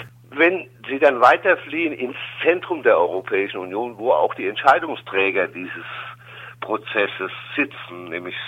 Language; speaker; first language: German; native; German